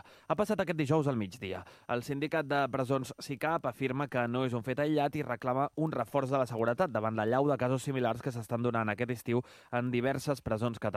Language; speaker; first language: Catalan; native; Catalan